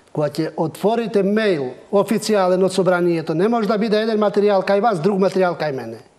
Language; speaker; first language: Macedonian; non-native, local second language; Albanian